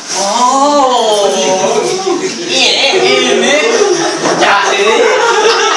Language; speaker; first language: Japanese; non-native, learner; Filipino